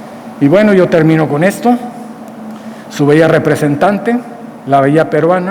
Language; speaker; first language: Spanish; native; Spanish